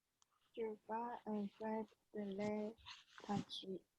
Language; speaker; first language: French; non-native, learner; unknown